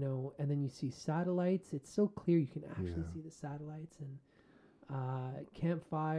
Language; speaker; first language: English; native; English